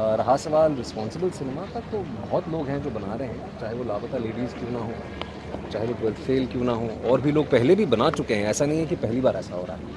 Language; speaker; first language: Hindi; native; Hindi